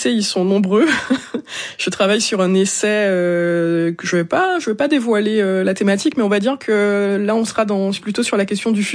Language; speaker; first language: French; native; French